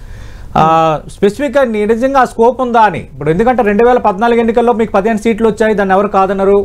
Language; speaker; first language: Telugu; native; Telugu